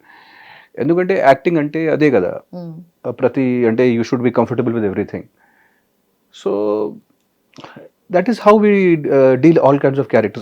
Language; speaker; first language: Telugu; non-native, fluent; Hindi